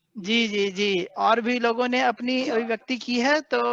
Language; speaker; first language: Hindi; native; Hindi